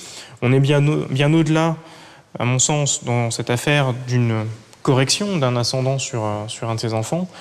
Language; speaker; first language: French; native; French